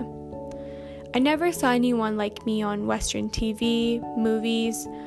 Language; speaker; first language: English; native; English